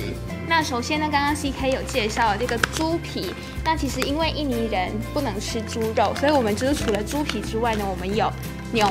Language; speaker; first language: Chinese; non-native, fluent; Indonesian